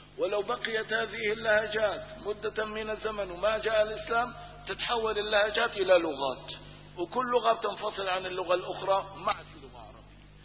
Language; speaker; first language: Arabic; non-native, local second language; Kurdish